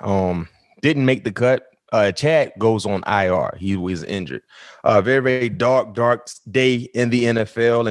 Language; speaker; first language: English; native; English